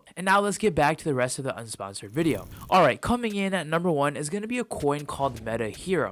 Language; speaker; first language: English; native; English